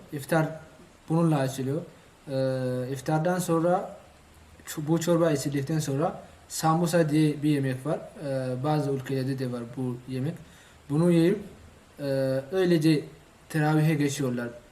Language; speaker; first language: Turkish; non-native, fluent; Oromo